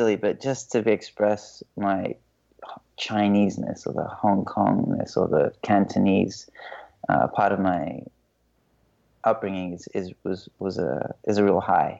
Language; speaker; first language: English; native; English